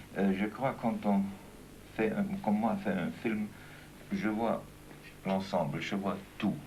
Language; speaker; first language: French; non-native, fluent; German